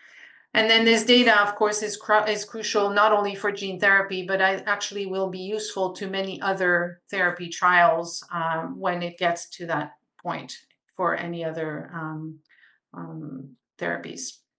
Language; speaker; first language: English; non-native, local second language; French